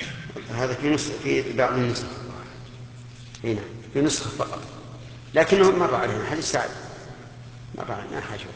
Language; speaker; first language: Arabic; native; Arabic